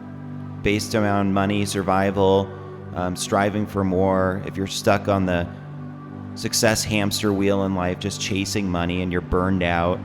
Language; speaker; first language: English; native; English